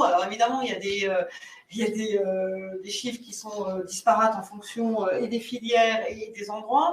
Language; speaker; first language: French; native; French